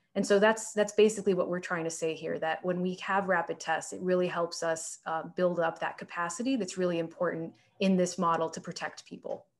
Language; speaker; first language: English; native; English